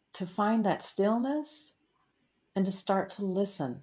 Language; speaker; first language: English; native; English